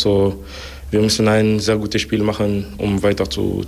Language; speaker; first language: German; non-native, local second language; French